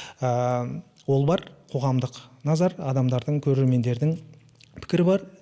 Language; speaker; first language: Kazakh; native; Kazakh